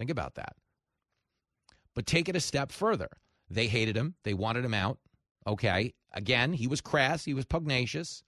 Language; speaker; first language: English; native; English